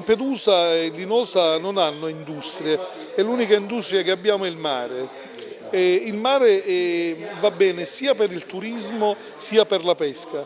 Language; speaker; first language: Italian; native; Italian